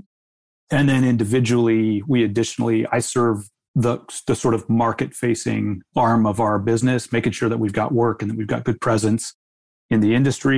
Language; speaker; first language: English; native; English